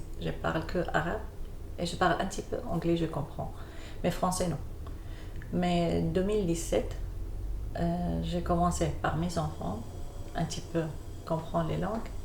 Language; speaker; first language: French; non-native, learner; Arabic